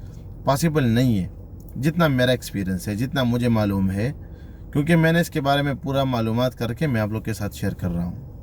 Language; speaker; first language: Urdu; non-native, local second language; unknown